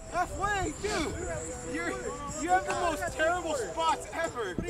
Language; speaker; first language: English; native; English